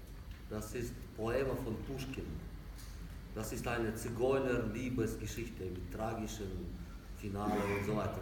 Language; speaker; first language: German; non-native, learner; Russian